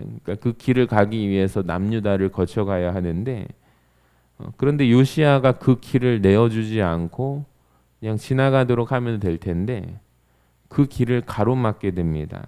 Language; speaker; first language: Korean; native; Korean